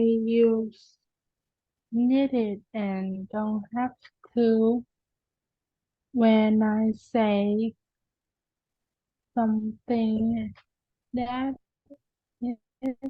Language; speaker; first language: English; non-native, learner; Vietnamese